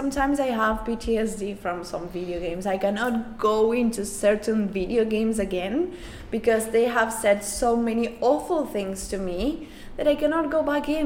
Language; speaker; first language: English; non-native, fluent; Spanish